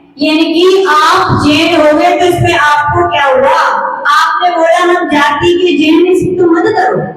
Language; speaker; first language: Hindi; native; Hindi